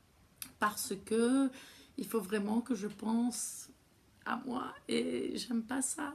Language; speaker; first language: French; non-native, fluent; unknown